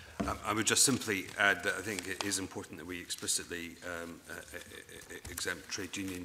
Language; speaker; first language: English; native; English